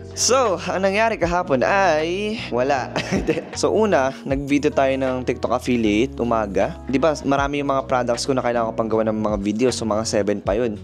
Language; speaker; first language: Filipino; native; Filipino